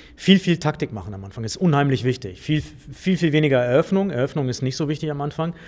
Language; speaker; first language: German; native; German